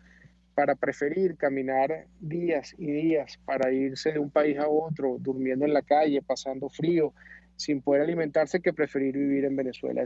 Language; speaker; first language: Spanish; native; Spanish